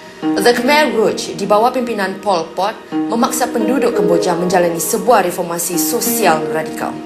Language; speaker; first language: Malay; native; Malay